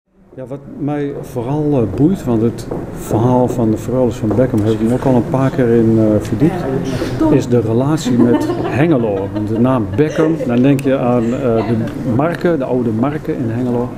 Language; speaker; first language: Dutch; native; Dutch